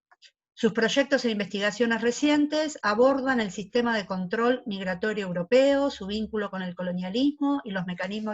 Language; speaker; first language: Spanish; native; Spanish